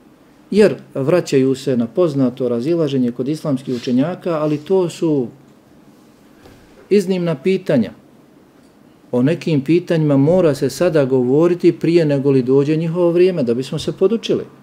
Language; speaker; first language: Serbian; native; Serbian